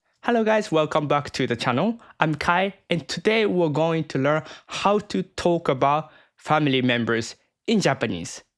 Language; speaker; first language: English; non-native, fluent; Japanese